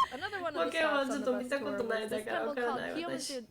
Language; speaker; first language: Japanese; non-native, learner; Georgian